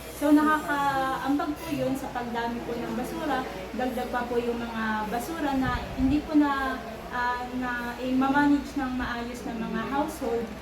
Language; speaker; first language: Filipino; native; Filipino